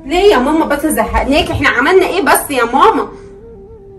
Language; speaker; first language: Arabic; native; Arabic